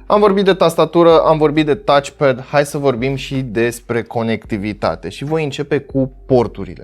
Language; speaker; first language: Romanian; native; Romanian